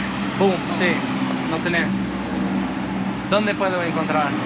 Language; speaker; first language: Spanish; non-native, learner; English